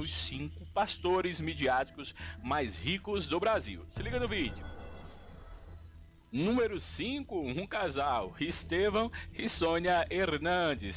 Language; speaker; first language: Portuguese; native; Portuguese